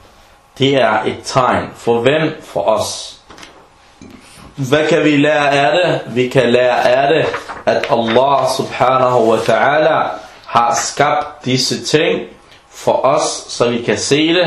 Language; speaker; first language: Danish; non-native, fluent; Arabic